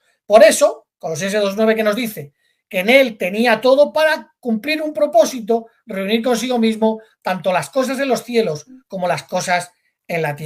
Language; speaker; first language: Spanish; native; Spanish